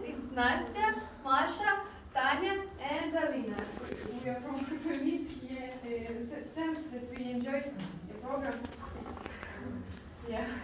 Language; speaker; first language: English; non-native, learner; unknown